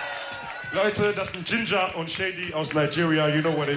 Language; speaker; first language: German; early bilingual, other home language; Wolof